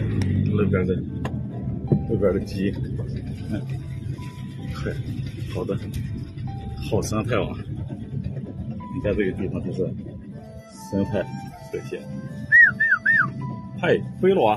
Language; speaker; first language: Chinese; native; Chinese